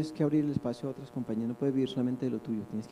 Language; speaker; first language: Spanish; native; Spanish